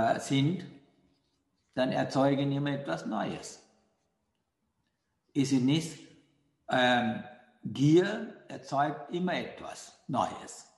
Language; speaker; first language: German; non-native, fluent; Sinhala